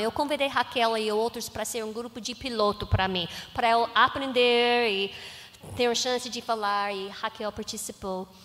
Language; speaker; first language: Portuguese; non-native, learner; English